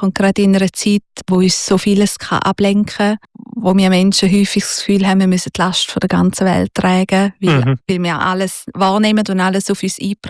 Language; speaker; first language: German; native; German